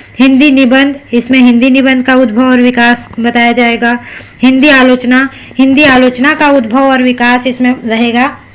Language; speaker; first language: Hindi; native; Hindi